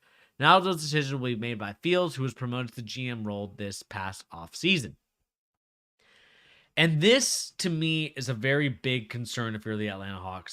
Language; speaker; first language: English; native; English